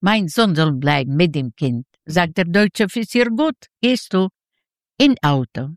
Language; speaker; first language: German; non-native, learner; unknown